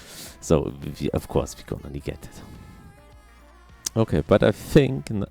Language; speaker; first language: English; non-native, fluent; German